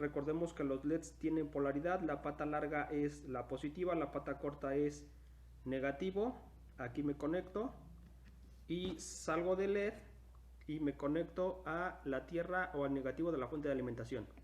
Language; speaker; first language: Spanish; native; Spanish